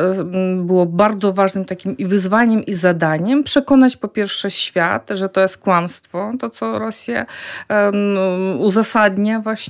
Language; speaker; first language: Polish; non-native, fluent; Ukrainian